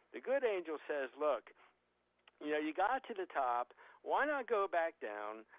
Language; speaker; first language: English; native; English